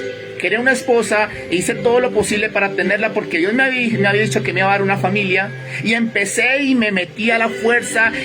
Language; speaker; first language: Spanish; native; Spanish